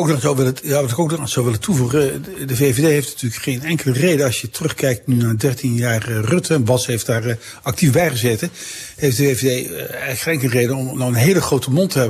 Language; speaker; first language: Dutch; native; Dutch